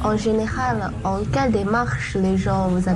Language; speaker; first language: French; non-native, learner; Chinese